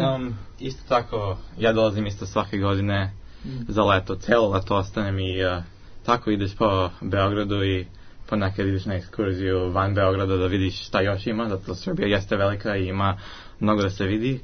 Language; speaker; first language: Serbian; early bilingual, heritage; English